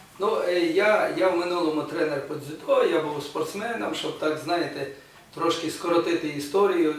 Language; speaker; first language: Ukrainian; non-native, local second language; Russian